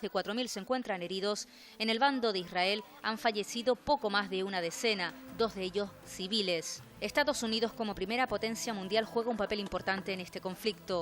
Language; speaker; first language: Spanish; native; Spanish